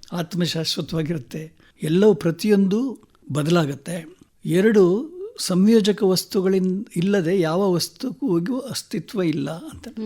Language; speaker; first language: Kannada; native; Kannada